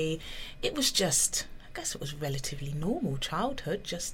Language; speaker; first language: English; native; English